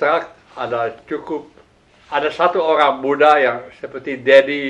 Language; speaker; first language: Indonesian; non-native, learner; Dutch